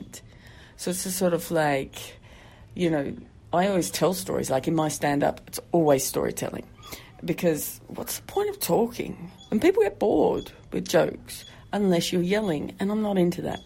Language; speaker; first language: English; native; English